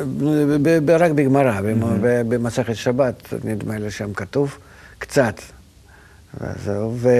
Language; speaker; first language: Hebrew; non-native, fluent; Russian